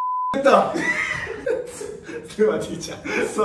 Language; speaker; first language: English; non-native, learner; Japanese